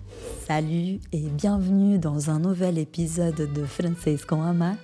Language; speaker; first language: French; non-native, fluent; Portuguese